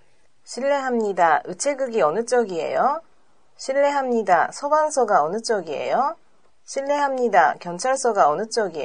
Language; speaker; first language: Korean; non-native, learner; Japanese